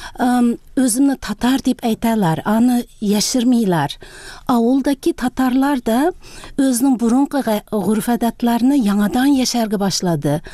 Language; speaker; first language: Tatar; early bilingual, heritage; Tatar